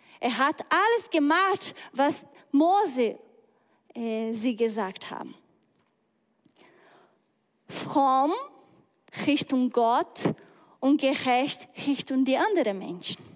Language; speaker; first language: German; non-native, learner; Portuguese